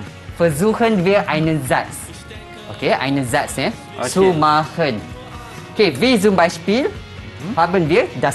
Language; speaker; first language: German; non-native, fluent; Malay